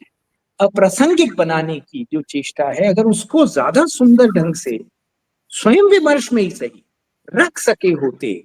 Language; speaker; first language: Hindi; native; Hindi